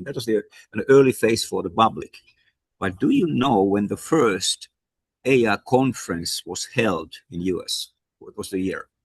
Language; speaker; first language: English; non-native, fluent; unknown